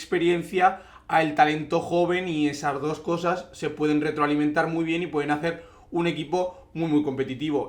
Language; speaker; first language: Spanish; native; Spanish